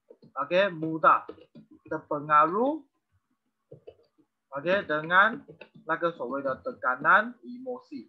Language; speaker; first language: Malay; non-native, local second language; Chinese